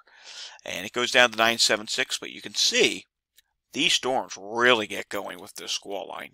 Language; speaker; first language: English; native; English